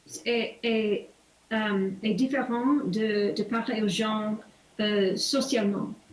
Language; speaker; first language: French; non-native, learner; English